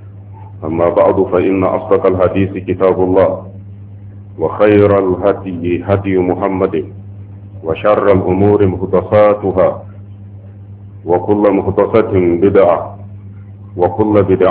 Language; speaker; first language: Arabic; non-native, fluent; Hausa